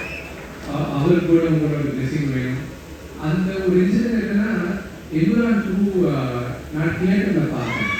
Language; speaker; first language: Tamil; non-native, local second language; Telugu